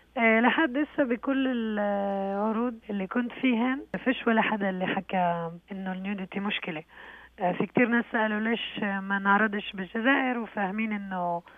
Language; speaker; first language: Arabic; early bilingual, heritage; Arabic